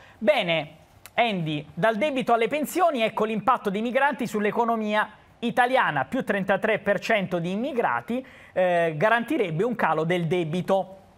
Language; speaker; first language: Italian; native; Italian